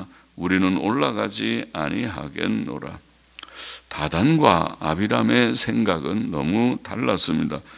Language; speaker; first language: Korean; native; Korean